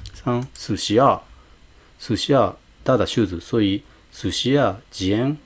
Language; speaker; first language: Chinese; non-native, fluent; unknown